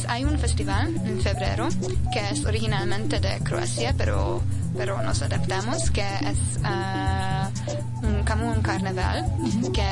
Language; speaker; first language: Spanish; non-native, learner; Hungarian